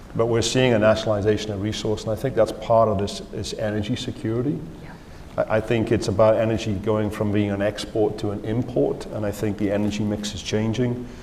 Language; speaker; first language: English; native; English